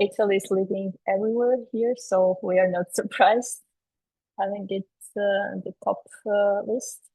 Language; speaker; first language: English; non-native, fluent; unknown